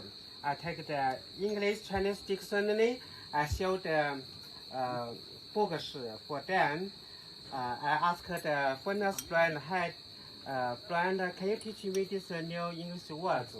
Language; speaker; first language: English; non-native, learner; Chinese